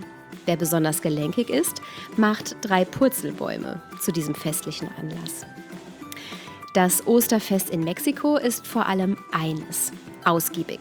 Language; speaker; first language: German; native; German